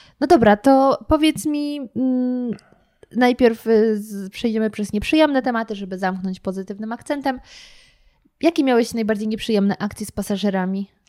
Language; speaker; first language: Polish; native; Polish